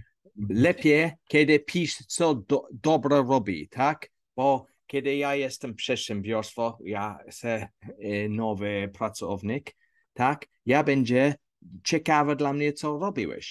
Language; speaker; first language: Polish; non-native, learner; English